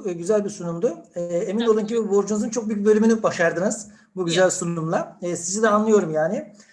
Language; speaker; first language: Turkish; native; Turkish